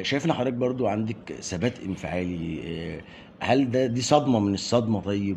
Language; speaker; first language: Arabic; native; Arabic